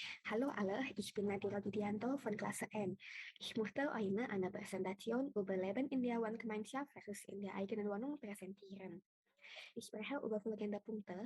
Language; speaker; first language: German; non-native, learner; Indonesian